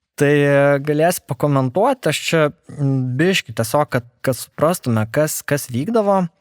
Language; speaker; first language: Lithuanian; native; Lithuanian